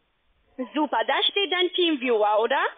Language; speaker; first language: German; non-native, learner; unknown